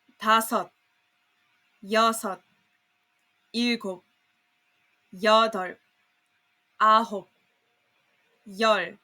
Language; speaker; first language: Korean; non-native, fluent; Serbian